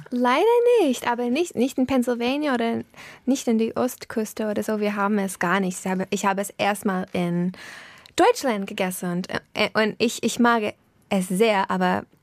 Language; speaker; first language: German; non-native, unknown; English